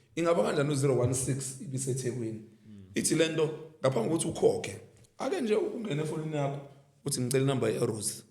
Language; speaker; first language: Zulu; native; Zulu